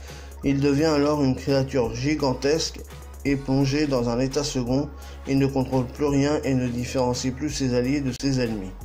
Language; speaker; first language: French; native; French